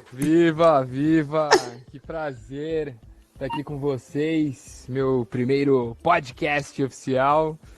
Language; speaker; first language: Portuguese; native; Portuguese